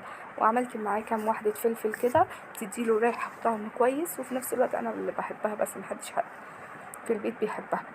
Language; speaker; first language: Arabic; native; Arabic